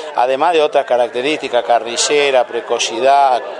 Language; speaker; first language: Spanish; native; Spanish